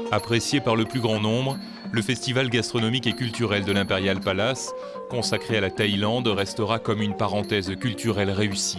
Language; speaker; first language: French; native; French